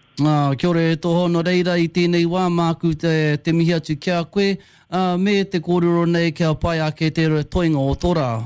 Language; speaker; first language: Māori; native; Māori